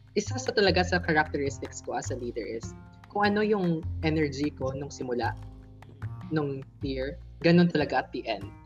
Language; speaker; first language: Filipino; native; Filipino